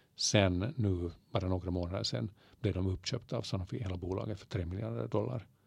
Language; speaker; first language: Swedish; native; Swedish